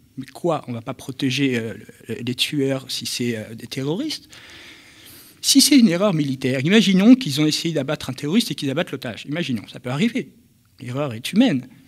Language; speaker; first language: French; native; French